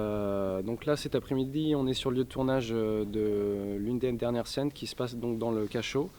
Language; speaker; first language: French; native; French